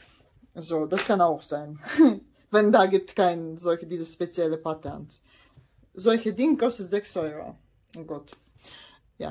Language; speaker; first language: German; non-native, learner; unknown